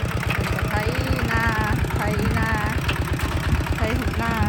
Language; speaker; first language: Thai; non-native, local second language; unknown